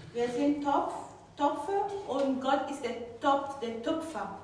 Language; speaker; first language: German; non-native, fluent; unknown